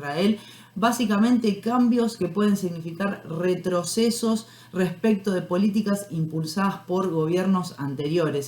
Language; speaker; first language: Spanish; native; Spanish